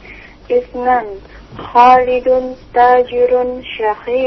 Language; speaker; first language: Arabic; non-native, learner; Indonesian